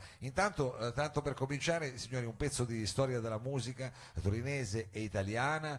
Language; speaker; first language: Italian; native; Italian